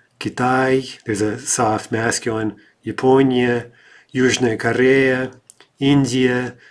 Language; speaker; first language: Russian; non-native, fluent; English